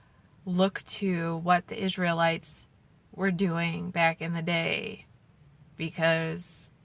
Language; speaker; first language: English; native; English